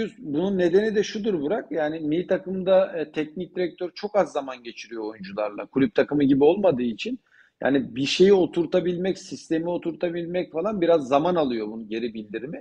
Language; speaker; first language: Turkish; native; Turkish